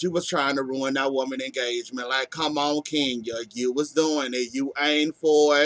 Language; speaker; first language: English; native; English